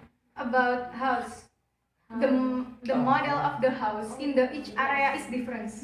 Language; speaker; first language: English; non-native, learner; Javanese